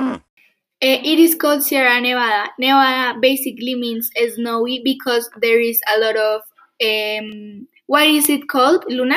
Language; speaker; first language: English; non-native, fluent; Spanish